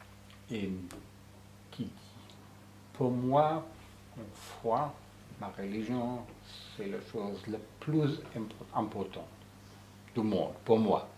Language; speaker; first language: French; non-native, fluent; English